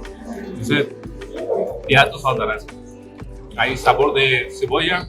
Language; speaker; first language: Spanish; non-native, learner; Hindi